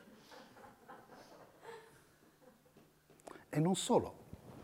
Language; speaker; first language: Italian; non-native, fluent; Arabic